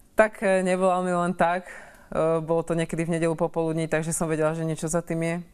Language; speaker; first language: Slovak; native; Slovak